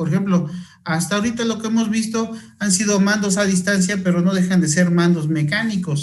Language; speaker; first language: Spanish; native; Spanish